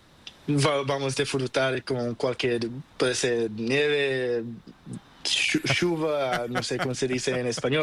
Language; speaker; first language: Spanish; non-native, learner; Portuguese